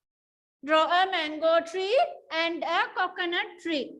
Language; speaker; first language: English; non-native, local second language; Sinhala